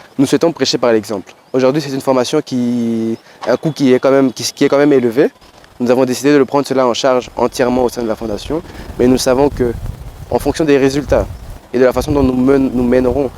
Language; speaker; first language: French; non-native, local second language; Lingala